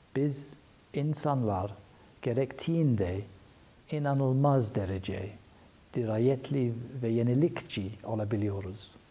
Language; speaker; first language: Turkish; non-native, fluent; English